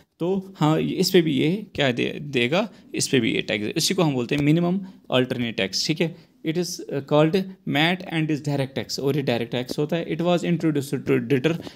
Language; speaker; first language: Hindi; non-native, local second language; Kashmiri